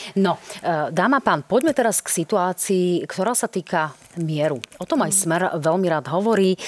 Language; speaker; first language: Slovak; native; Slovak